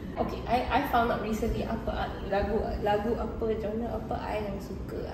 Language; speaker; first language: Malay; non-native, local second language; Chinese